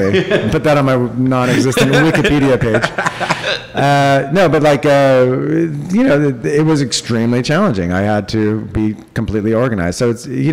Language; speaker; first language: English; native; English